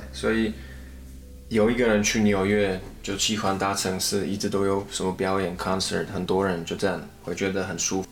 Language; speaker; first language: Chinese; non-native, fluent; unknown